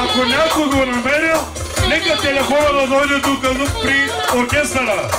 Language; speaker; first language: Bulgarian; non-native, local second language; Turkish